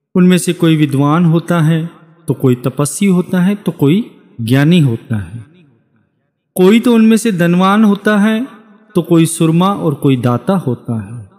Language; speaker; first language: Hindi; native; Hindi